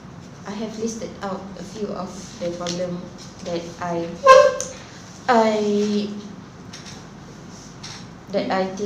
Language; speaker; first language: English; non-native, local second language; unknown